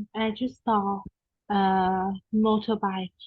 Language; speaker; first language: English; non-native, learner; Vietnamese